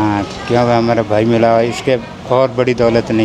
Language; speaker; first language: Hindi; non-native, local second language; Punjabi